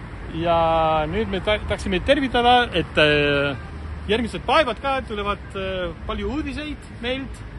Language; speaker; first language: Estonian; non-native, fluent; Spanish